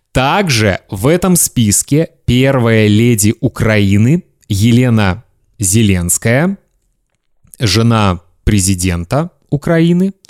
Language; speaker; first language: Russian; native; Russian